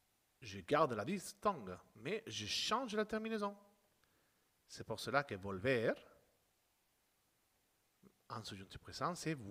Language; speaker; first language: French; non-native, fluent; Spanish